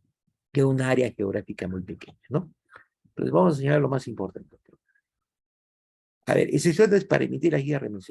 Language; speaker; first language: Spanish; native; Spanish